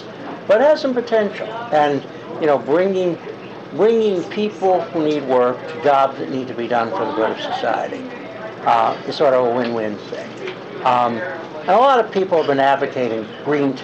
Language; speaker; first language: English; native; English